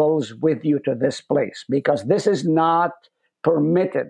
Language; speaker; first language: English; non-native, fluent; Hebrew